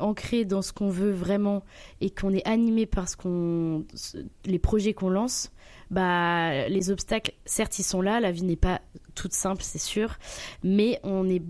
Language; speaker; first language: French; native; French